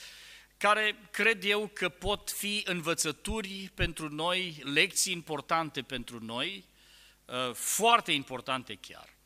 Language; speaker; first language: Romanian; native; Romanian